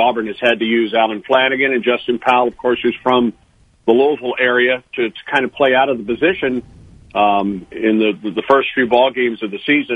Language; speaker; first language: English; native; English